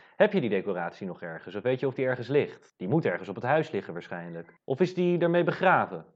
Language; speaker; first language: Dutch; native; Dutch